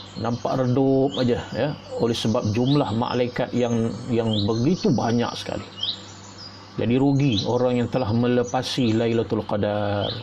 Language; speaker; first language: Malay; native; Malay